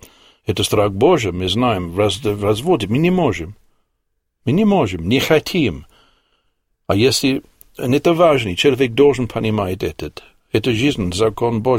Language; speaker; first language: Russian; non-native, learner; English